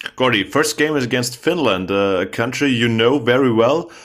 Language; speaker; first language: English; non-native, fluent; German